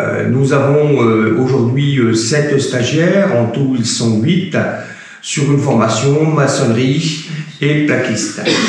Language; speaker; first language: French; native; French